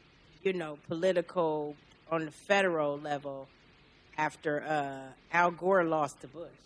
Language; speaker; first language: English; native; English